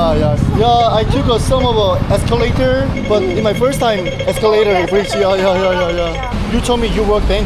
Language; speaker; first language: English; non-native, learner; Korean